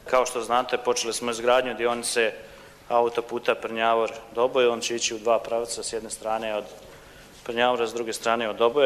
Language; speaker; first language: Croatian; native; Croatian